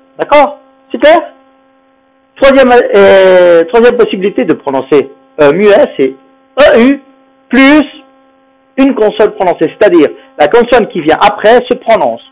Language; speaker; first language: French; non-native, fluent; Spanish